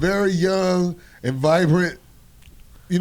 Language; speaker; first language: English; native; English